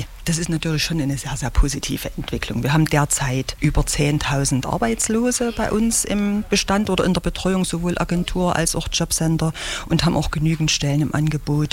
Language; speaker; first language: German; native; German